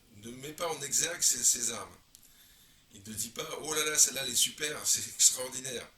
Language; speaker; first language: French; native; French